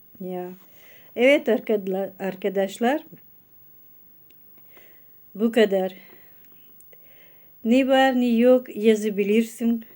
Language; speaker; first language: Turkish; non-native, learner; Russian